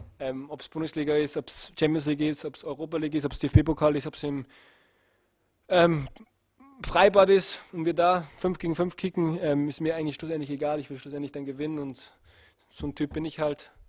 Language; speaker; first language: German; native; German